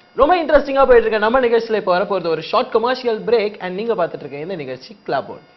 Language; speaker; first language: Tamil; native; Tamil